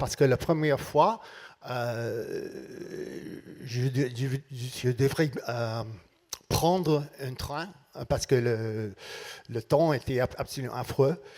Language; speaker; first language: French; non-native, learner; English